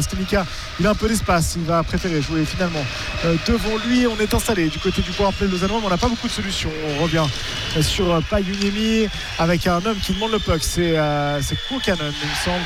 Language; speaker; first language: French; native; French